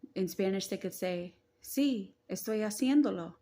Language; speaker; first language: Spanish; non-native, learner; English